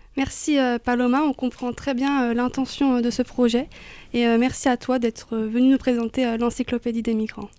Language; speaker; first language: French; native; French